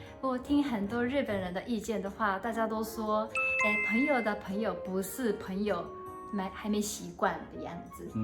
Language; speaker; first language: Chinese; non-native, fluent; Japanese